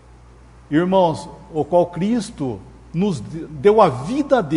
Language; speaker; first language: Portuguese; native; Portuguese